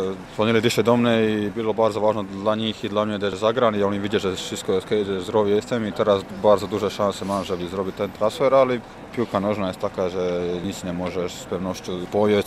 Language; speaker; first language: Polish; non-native, fluent; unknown